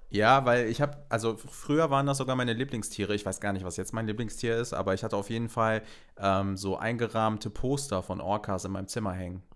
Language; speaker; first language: German; native; German